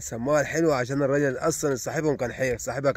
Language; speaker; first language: Arabic; native; Arabic